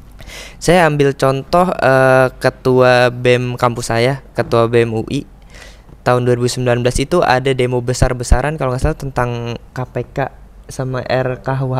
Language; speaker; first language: Indonesian; native; Indonesian